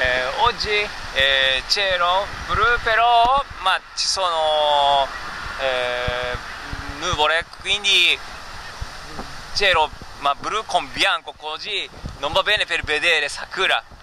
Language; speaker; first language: Italian; non-native, learner; Japanese